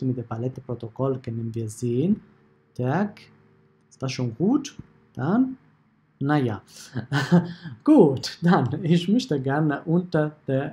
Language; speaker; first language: German; non-native, fluent; Italian